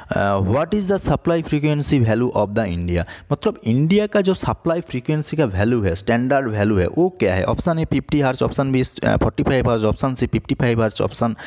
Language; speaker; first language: Hindi; non-native, local second language; Bangla